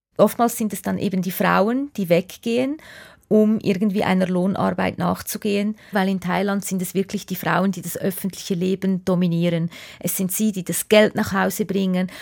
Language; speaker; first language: German; native; German